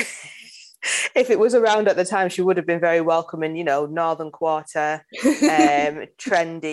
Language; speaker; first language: English; native; English